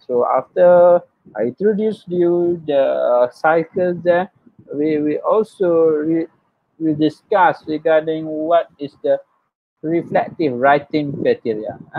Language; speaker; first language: English; non-native, local second language; Malay